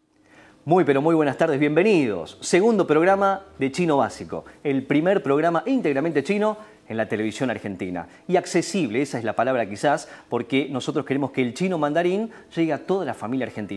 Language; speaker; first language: Spanish; native; Spanish